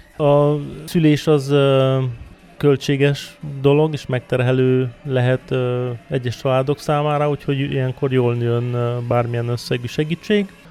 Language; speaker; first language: Hungarian; native; Hungarian